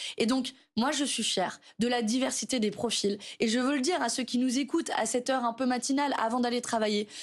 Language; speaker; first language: French; native; French